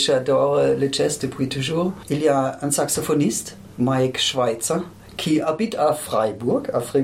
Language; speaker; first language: French; non-native, fluent; German